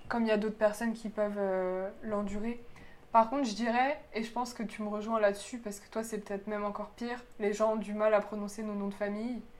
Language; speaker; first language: French; early bilingual, other home language; Polish